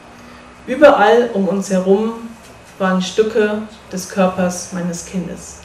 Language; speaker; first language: German; native; German